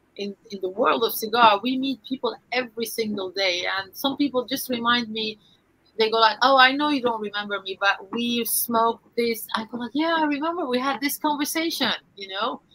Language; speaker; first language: English; non-native, fluent; Arabic